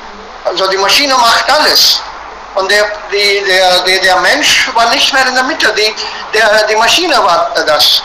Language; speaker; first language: German; non-native, fluent; Hindi